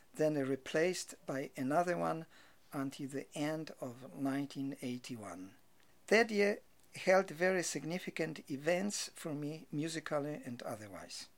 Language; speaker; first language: English; non-native, fluent; Polish